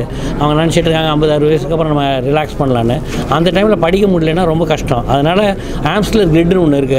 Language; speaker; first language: Tamil; native; Tamil